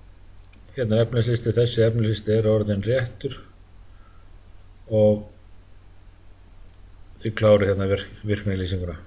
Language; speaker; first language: Icelandic; native; Icelandic